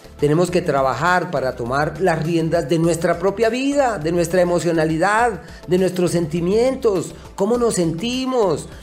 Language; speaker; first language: Spanish; native; Spanish